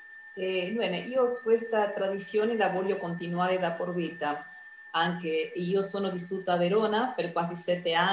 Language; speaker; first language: Italian; non-native, fluent; Spanish